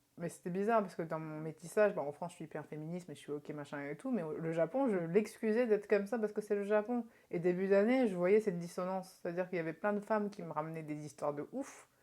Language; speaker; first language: French; early bilingual, other home language; Japanese